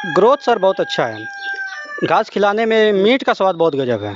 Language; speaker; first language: Hindi; native; Hindi